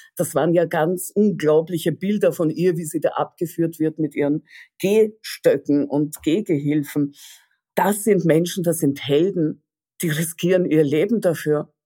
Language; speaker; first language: German; early bilingual, other home language; Russian